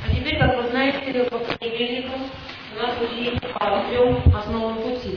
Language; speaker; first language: Russian; native; Russian